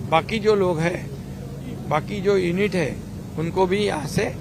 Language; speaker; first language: Hindi; non-native, local second language; Marathi